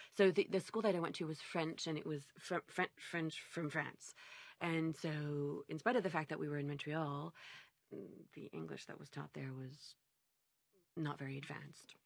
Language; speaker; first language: English; native; English